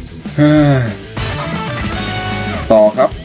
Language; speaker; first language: Thai; native; Thai